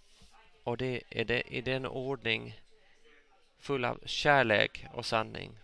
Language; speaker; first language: Swedish; non-native, local second language; Finnish